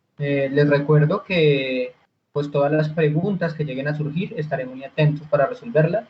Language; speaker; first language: Spanish; native; Spanish